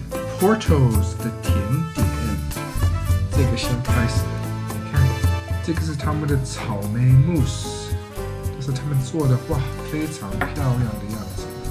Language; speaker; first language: Chinese; non-native, fluent; English